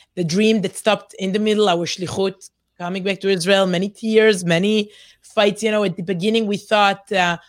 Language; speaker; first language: English; non-native, fluent; Hebrew